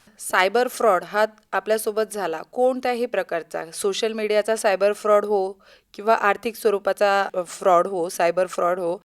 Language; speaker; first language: Marathi; native; Marathi